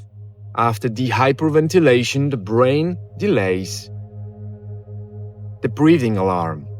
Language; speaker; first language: English; non-native, fluent; Polish